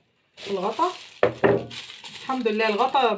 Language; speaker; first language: Arabic; native; Arabic